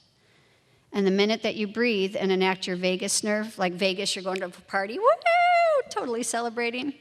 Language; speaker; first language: English; native; English